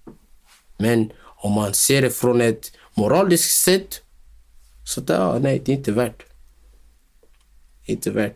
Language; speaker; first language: Swedish; non-native, local second language; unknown